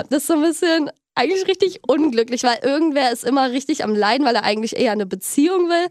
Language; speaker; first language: German; native; German